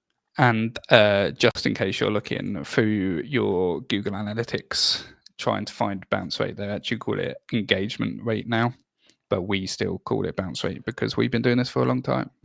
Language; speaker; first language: English; native; English